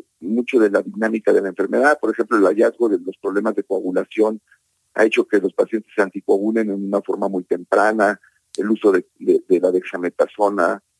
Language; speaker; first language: Spanish; native; Spanish